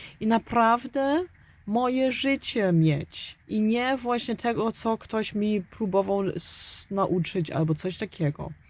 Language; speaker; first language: Polish; early bilingual, heritage; German